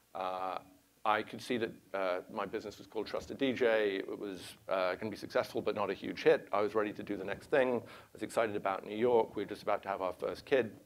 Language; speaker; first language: English; native; English